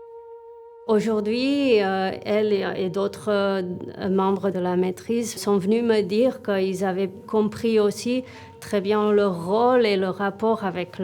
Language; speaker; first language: French; non-native, fluent; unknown